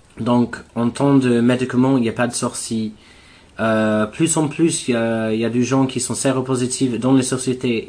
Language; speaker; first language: French; non-native, learner; English